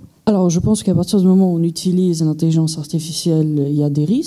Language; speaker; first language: French; native; French